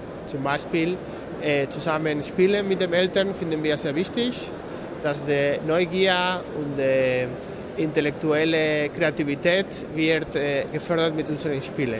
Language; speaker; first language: German; non-native, fluent; Spanish